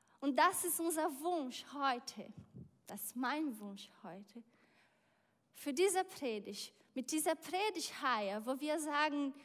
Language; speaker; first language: German; non-native, learner; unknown